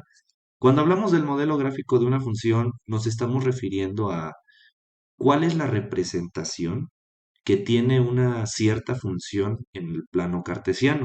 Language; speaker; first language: Spanish; native; Spanish